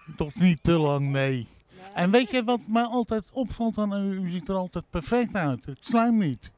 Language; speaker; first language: Dutch; native; Dutch